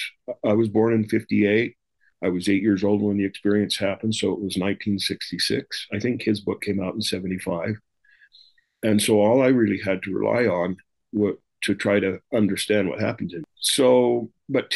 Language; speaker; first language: English; native; English